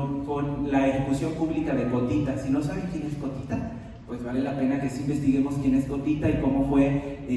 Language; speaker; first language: Spanish; native; Spanish